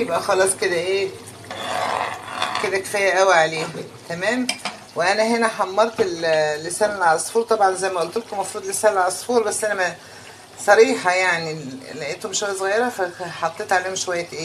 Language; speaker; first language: Arabic; native; Arabic